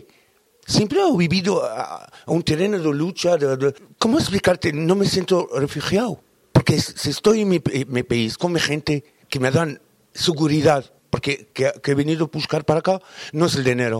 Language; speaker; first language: Spanish; non-native, fluent; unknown